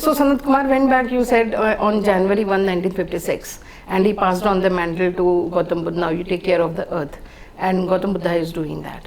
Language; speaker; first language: English; non-native, local second language; Hindi